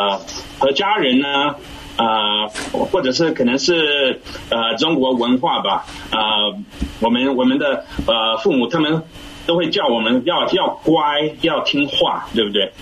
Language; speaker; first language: Chinese; early bilingual, heritage; English